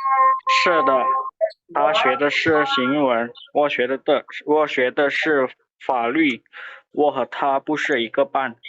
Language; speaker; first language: Chinese; non-native, learner; Indonesian